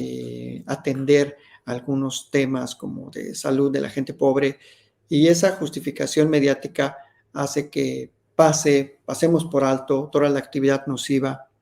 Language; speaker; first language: Spanish; native; Spanish